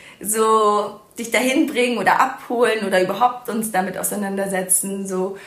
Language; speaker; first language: German; early bilingual, other home language; Persian